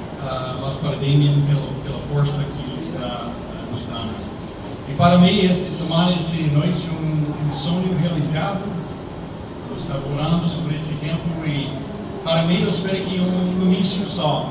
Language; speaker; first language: Portuguese; non-native, fluent; English